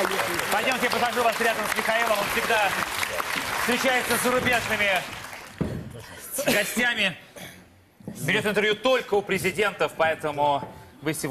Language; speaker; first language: Russian; native; Russian